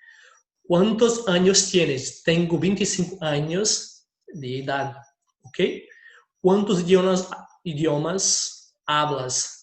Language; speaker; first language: Spanish; non-native, fluent; Portuguese